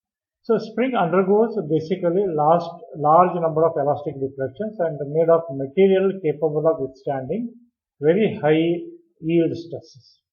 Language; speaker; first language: English; non-native, local second language; Kannada